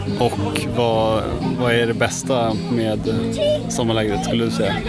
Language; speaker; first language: Swedish; native; Swedish